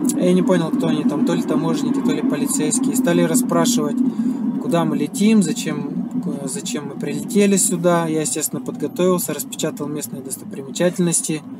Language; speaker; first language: Russian; native; Russian